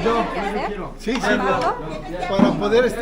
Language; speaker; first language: Spanish; native; Spanish